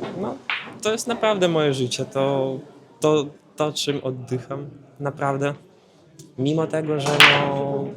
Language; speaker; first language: Polish; non-native, fluent; Ukrainian